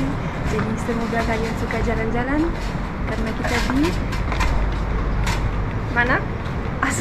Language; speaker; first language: Indonesian; non-native, fluent; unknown